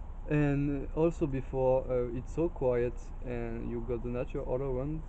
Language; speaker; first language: English; non-native, learner; French